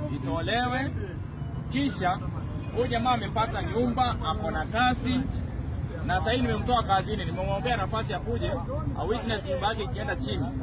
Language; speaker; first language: Swahili; native; Swahili